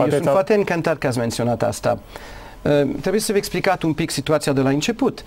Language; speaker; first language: Romanian; non-native, learner; English